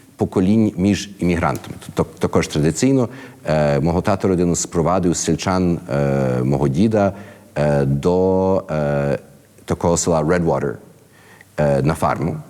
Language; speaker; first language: Ukrainian; early bilingual, heritage; Ukrainian